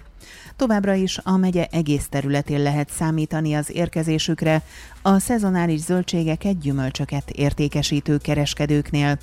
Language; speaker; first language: Hungarian; native; Hungarian